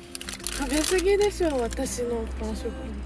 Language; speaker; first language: French; non-native, fluent; Japanese